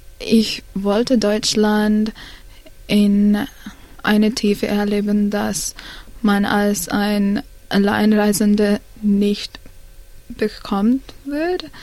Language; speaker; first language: German; non-native, learner; Sinhala